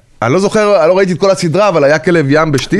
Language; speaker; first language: Hebrew; native; Hebrew